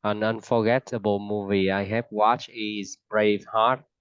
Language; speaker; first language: English; non-native, fluent; Vietnamese